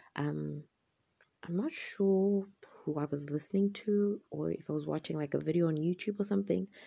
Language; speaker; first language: English; non-native, local second language; Shona